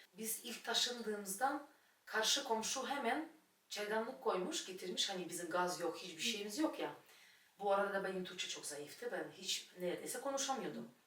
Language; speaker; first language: Turkish; non-native, fluent; Russian